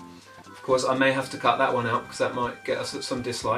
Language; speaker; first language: English; native; English